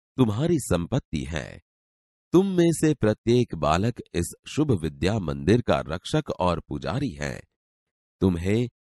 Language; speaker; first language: Hindi; non-native, local second language; Gujarati